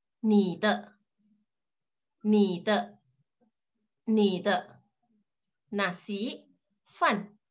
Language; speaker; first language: Chinese; non-native, local second language; Malay